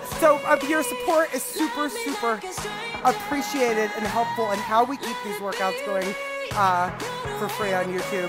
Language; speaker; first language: English; native; English